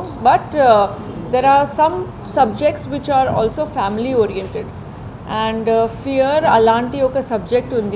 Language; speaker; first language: Telugu; non-native, fluent; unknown